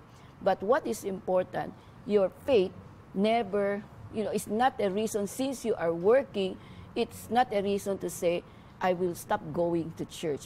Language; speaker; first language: English; non-native, local second language; Filipino